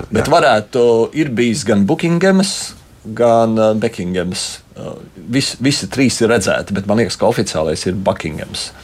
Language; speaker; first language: Latvian; native; Latvian